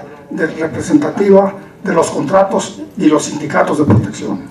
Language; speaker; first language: Spanish; native; Spanish